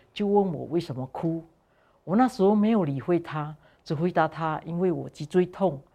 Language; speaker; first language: Chinese; non-native, fluent; Indonesian